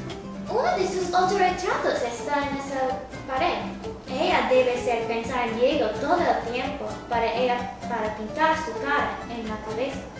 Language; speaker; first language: Spanish; non-native, learner; English